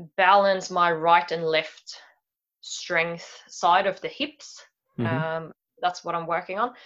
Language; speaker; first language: English; non-native, fluent; Swedish